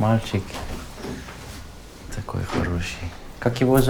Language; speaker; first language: Russian; non-native, learner; Dutch